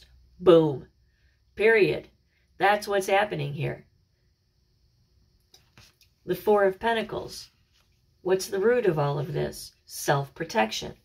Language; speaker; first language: English; native; English